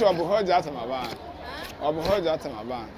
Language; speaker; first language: Chinese; non-native, learner; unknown